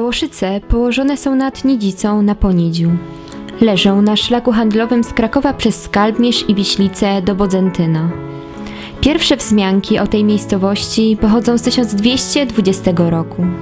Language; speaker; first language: Polish; native; Polish